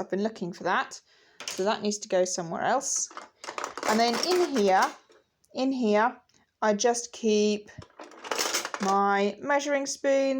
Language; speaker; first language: English; native; English